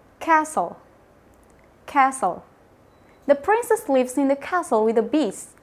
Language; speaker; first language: English; non-native, fluent; Indonesian